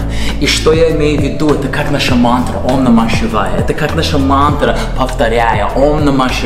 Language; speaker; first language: Russian; non-native, fluent; English